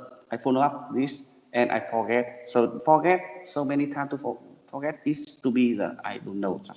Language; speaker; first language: English; non-native, learner; Vietnamese